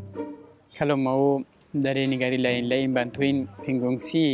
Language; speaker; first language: Indonesian; non-native, learner; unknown